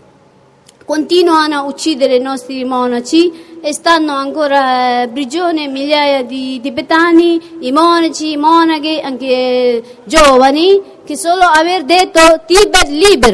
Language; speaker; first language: Italian; non-native, fluent; Tibetan